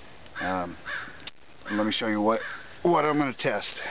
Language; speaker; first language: English; native; English